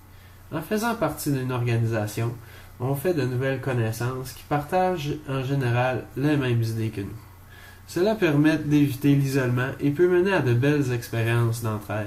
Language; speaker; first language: French; native; French